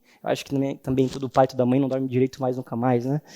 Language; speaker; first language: Portuguese; native; Portuguese